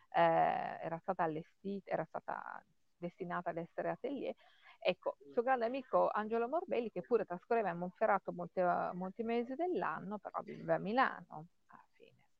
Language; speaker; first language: Italian; native; Italian